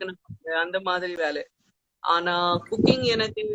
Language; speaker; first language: Tamil; non-native, fluent; Gujarati